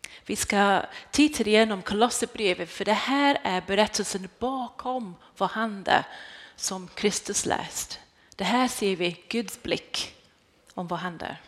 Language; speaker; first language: Swedish; non-native, fluent; English